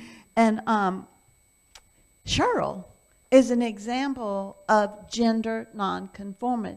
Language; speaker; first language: English; native; English